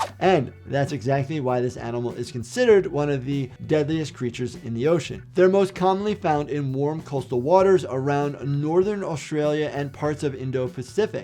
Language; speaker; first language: English; native; English